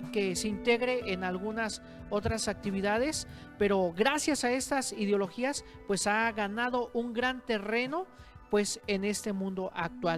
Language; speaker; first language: Spanish; native; Spanish